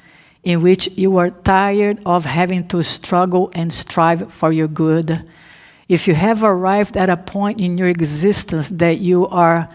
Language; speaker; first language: English; non-native, fluent; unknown